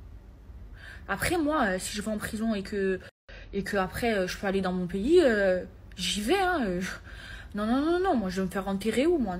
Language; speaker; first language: French; native; French